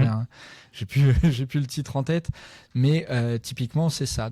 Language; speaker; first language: French; native; French